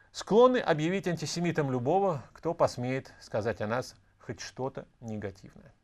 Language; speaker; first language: Russian; native; Russian